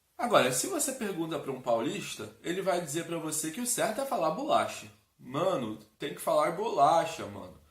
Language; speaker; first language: Portuguese; native; Portuguese